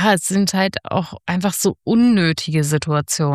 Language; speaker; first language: German; native; German